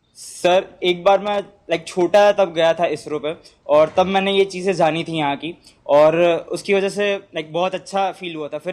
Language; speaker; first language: Hindi; non-native, local second language; Gujarati